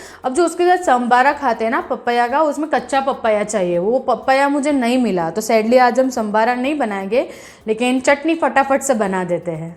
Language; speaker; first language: Hindi; non-native, local second language; Gujarati